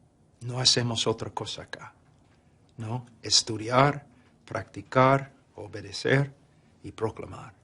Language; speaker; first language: Spanish; non-native, fluent; English